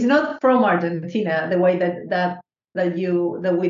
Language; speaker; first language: English; non-native, fluent; Spanish